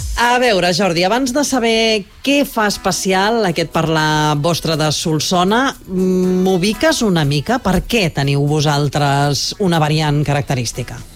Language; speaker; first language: Catalan; native; Catalan